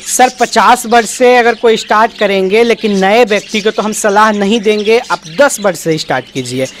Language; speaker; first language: Hindi; native; Hindi